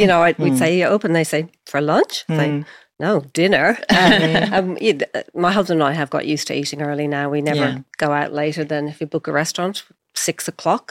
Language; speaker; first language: English; native; English